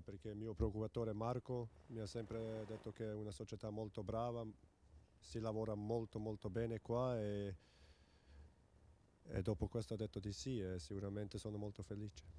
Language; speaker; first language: Italian; non-native, fluent; Serbian